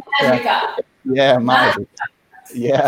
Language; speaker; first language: English; non-native, learner; Portuguese